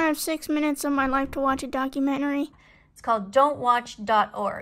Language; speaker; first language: English; native; English